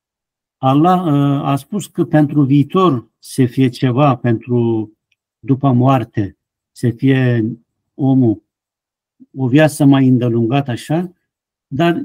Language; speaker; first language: Romanian; non-native, fluent; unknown